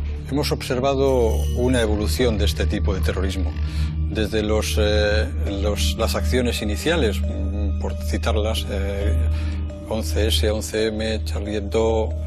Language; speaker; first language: Spanish; native; Spanish